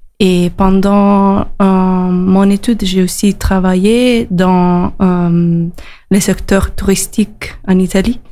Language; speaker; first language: French; non-native, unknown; Italian